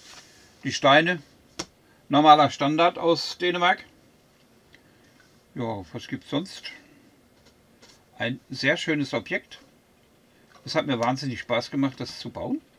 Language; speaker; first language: German; native; German